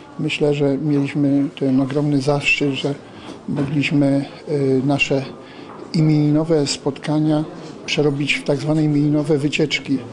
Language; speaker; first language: Polish; native; Polish